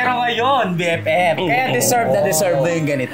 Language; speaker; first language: Filipino; native; Filipino